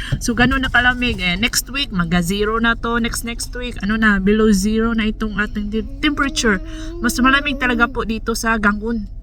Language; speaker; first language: Filipino; non-native, local second language; Cebuano